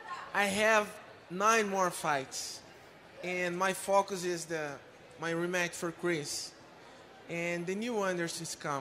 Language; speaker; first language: English; non-native, learner; Portuguese